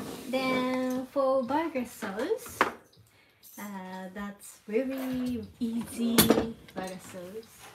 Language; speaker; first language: English; non-native, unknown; Japanese